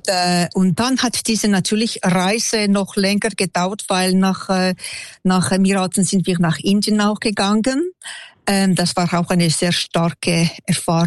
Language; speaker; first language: German; non-native, local second language; French